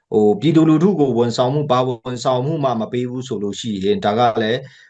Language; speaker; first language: Burmese; non-native, local second language; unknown